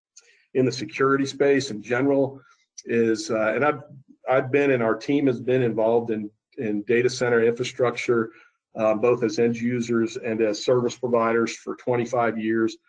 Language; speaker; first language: English; native; English